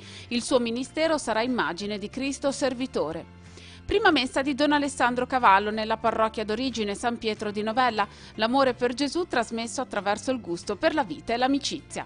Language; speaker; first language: Italian; native; Italian